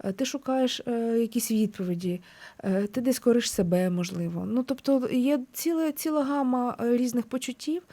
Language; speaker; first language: Ukrainian; native; Ukrainian